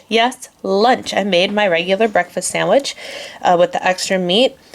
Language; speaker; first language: English; native; English